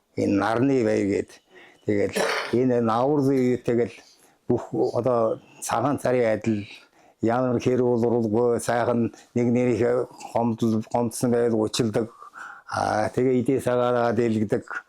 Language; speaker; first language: Mongolian; non-native, local second language; Kazakh